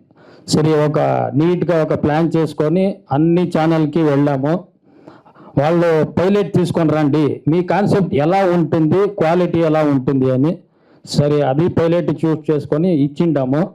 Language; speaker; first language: Telugu; non-native, learner; Kannada